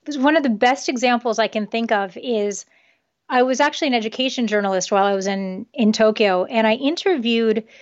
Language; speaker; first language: English; early bilingual, other home language; Japanese